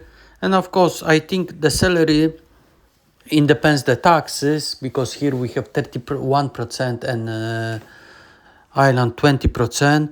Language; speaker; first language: English; non-native, learner; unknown